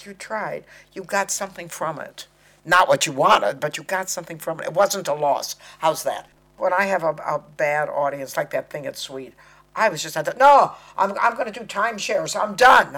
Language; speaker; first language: English; native; English